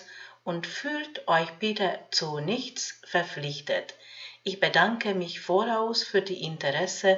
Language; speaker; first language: German; non-native, fluent; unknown